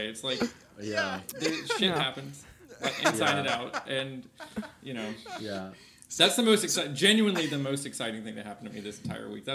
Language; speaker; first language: English; native; English